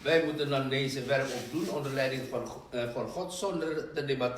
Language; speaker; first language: Dutch; non-native, fluent; Indonesian